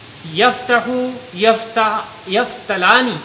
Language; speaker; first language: Arabic; non-native, learner; Urdu